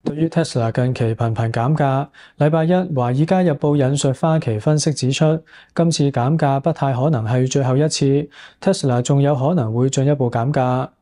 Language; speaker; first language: Cantonese; native; Cantonese